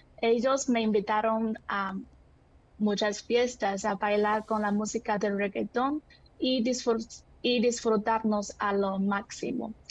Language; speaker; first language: Spanish; non-native, fluent; Chinese